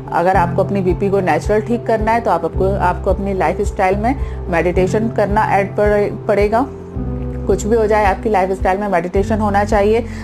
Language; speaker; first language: Hindi; native; Hindi